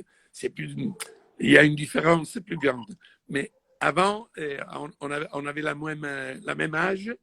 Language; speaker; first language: French; non-native, fluent; Italian